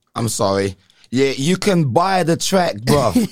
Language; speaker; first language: English; native; English